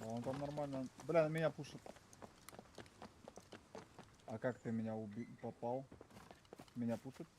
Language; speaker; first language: Russian; native; Russian